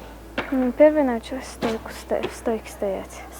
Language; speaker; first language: Russian; non-native, local second language; Tajik